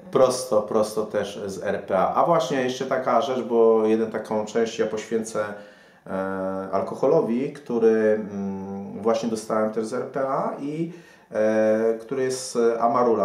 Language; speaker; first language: Polish; native; Polish